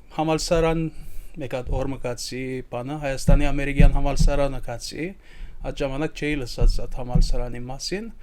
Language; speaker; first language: Armenian; early bilingual, heritage; Armenian